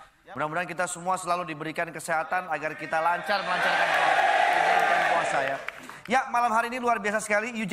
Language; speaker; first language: Indonesian; native; Indonesian